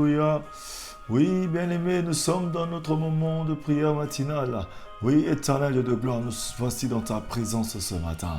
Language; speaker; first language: French; non-native, local second language; Lingala